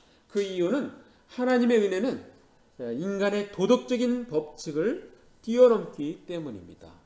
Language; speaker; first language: Korean; native; Korean